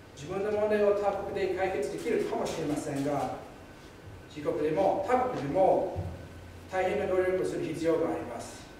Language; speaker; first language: Japanese; non-native, fluent; English